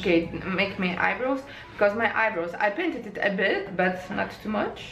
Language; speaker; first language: English; non-native, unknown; Lithuanian